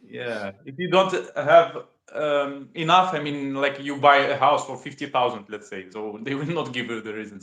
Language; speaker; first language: English; non-native, learner; Russian